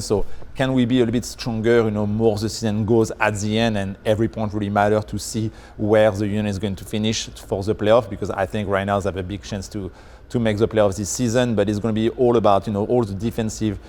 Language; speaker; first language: English; non-native, fluent; French